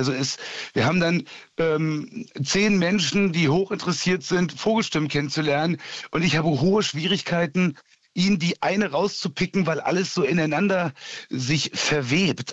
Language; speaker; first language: German; native; German